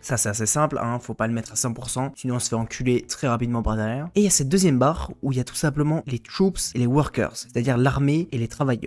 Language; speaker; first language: French; native; French